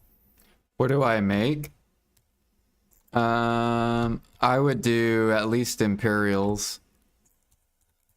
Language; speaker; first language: English; native; English